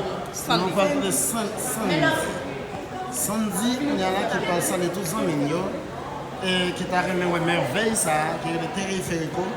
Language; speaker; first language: French; non-native, learner; Haitian Creole